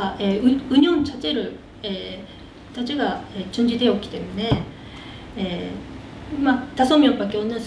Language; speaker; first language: Korean; early bilingual, heritage; Korean